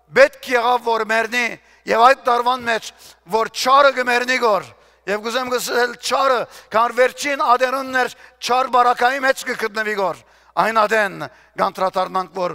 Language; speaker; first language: Armenian; early bilingual, heritage; Armenian